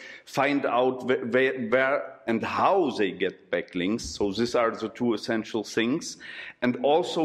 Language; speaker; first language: English; non-native, fluent; German